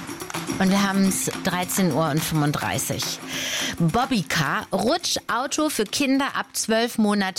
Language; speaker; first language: German; native; German